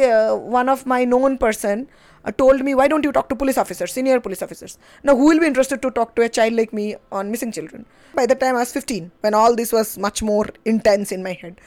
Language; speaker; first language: English; non-native, local second language; Bangla